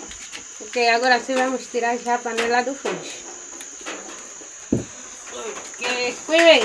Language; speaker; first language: Portuguese; non-native, local second language; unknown